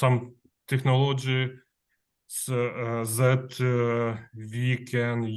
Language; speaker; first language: English; non-native, learner; Ukrainian